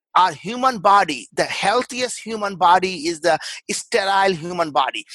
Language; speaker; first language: English; non-native, local second language; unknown